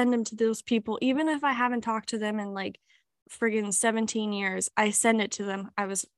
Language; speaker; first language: English; native; English